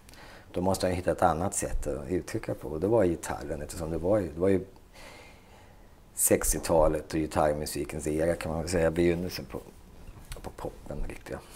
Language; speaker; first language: Swedish; native; Swedish